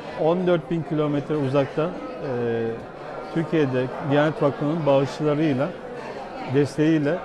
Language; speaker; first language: Turkish; native; Turkish